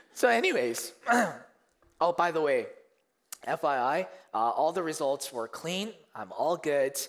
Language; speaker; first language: English; early bilingual, other home language; Korean